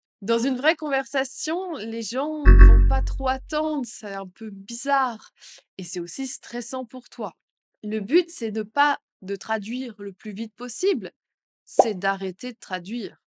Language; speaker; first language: French; native; French